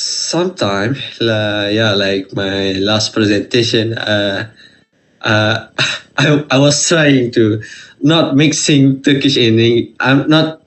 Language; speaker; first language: English; non-native, fluent; Malay